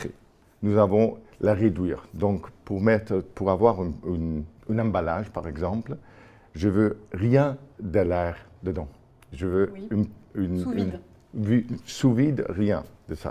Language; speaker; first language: French; non-native, fluent; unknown